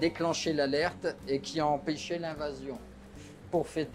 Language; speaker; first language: French; native; French